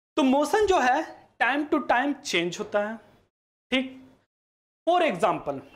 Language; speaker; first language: Hindi; native; Hindi